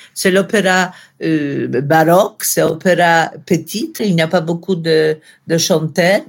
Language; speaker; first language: French; non-native, learner; Polish